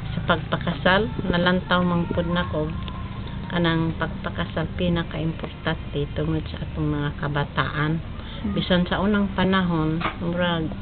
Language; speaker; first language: Cebuano; non-native, local second language; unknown